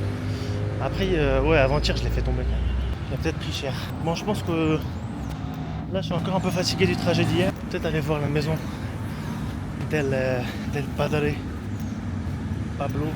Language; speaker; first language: French; native; French